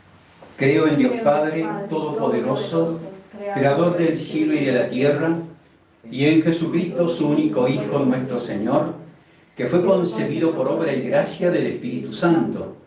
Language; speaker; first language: Spanish; native; Spanish